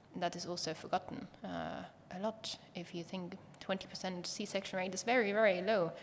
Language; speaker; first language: English; non-native, fluent; German